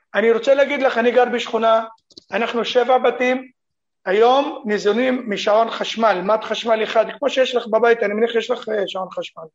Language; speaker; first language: Hebrew; native; Hebrew